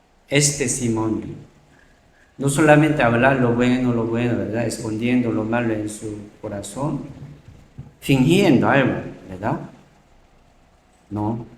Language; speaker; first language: Spanish; non-native, learner; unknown